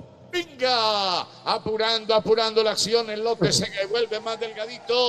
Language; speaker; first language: Spanish; native; Spanish